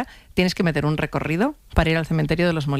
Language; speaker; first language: Spanish; native; Spanish